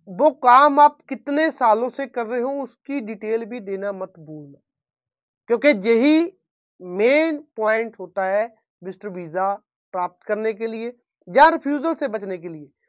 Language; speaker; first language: Hindi; non-native, local second language; Punjabi